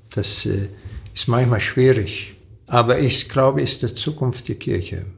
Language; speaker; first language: German; early bilingual, other home language; Portuguese